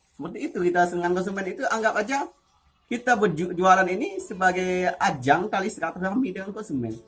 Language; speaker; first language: Indonesian; non-native, local second language; Achinese